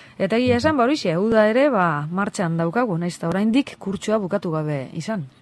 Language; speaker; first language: Basque; native; Basque